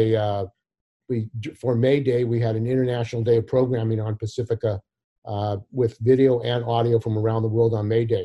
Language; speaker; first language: English; native; English